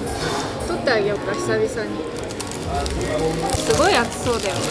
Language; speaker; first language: Japanese; native; Japanese